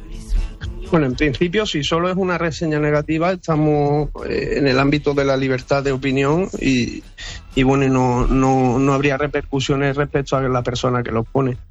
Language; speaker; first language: Spanish; native; Spanish